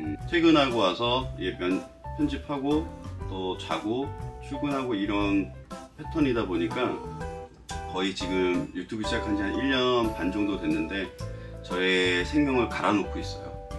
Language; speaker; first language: Korean; native; Korean